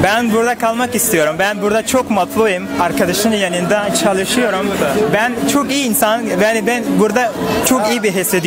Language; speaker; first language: Turkish; non-native, learner; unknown